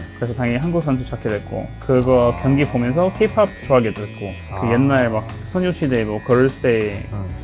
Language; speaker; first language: Korean; non-native, fluent; English